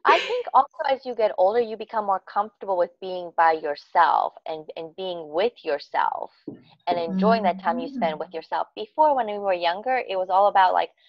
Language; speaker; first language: English; native; English